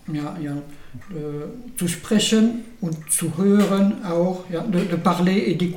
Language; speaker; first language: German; non-native, learner; French